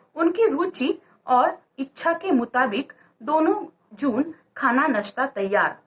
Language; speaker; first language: Hindi; non-native, local second language; Marathi